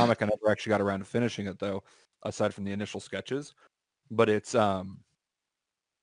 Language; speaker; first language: English; native; English